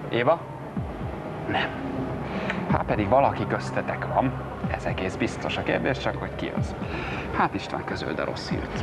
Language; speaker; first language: Hungarian; native; Hungarian